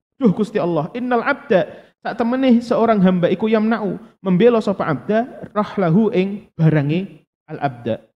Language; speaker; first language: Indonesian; non-native, local second language; Javanese